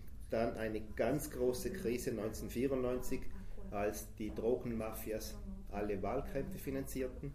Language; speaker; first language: German; native; German